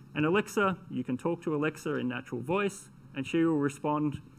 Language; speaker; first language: English; native; English